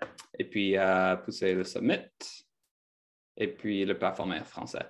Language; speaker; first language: French; non-native, fluent; English